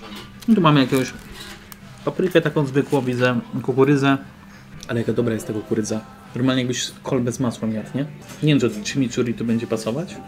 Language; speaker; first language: Polish; native; Polish